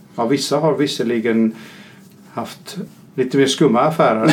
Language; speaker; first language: Swedish; non-native, fluent; Dutch